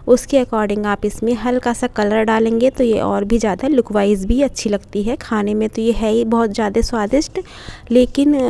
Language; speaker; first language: Hindi; native; Hindi